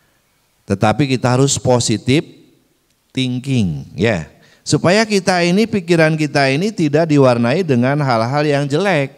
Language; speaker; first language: Indonesian; native; Indonesian